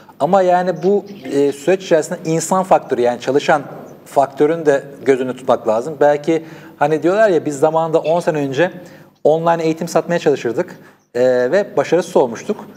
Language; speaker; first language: Turkish; native; Turkish